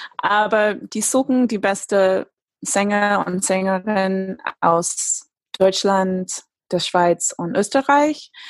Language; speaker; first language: German; non-native, fluent; English